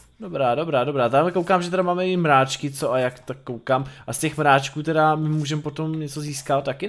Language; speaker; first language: Czech; native; Czech